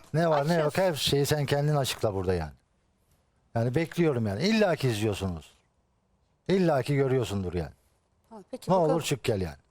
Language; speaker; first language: Turkish; native; Turkish